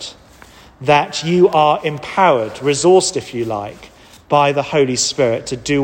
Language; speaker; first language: English; native; English